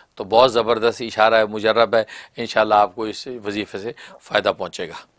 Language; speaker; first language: Urdu; native; Urdu